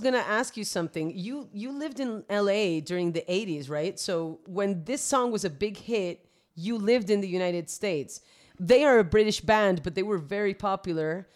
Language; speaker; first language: English; early bilingual, other home language; Spanish